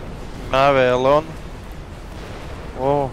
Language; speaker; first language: English; non-native, learner; Russian